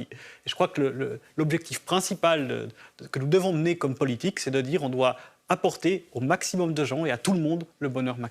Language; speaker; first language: French; native; French